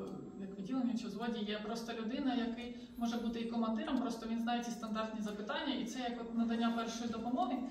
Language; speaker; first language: Ukrainian; native; Ukrainian